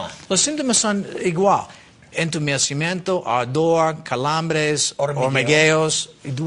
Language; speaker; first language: Spanish; non-native, learner; English